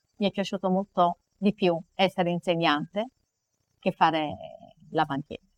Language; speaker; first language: Italian; native; Italian